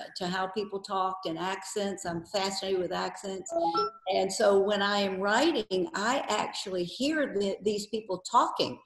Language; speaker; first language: English; native; English